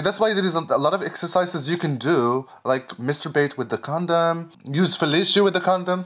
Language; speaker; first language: English; non-native, fluent; Arabic